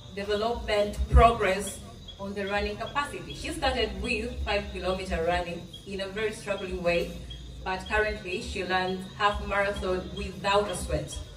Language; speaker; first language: English; non-native, local second language; Swahili